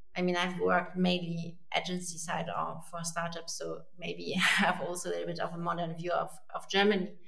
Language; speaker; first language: English; non-native, fluent; French